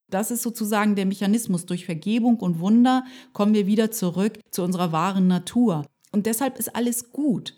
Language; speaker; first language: German; early bilingual, other home language; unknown